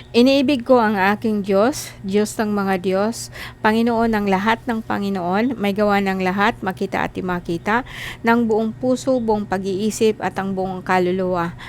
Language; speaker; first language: Filipino; non-native, local second language; Cebuano